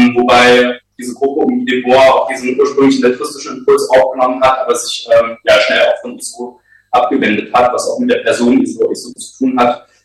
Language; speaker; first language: German; native; German